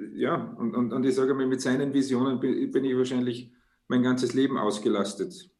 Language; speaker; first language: German; native; German